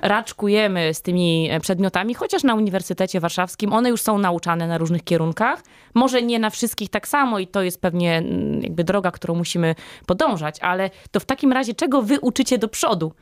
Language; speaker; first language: Polish; native; Polish